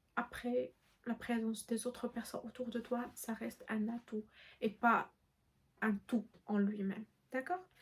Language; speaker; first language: French; non-native, local second language; Arabic